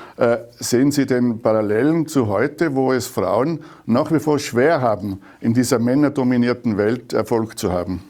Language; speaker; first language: German; native; German